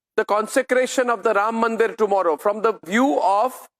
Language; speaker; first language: English; non-native, local second language; Hindi